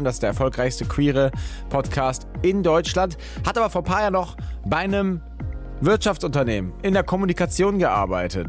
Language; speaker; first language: German; native; German